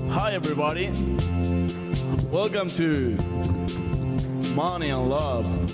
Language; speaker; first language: English; non-native, learner; Spanish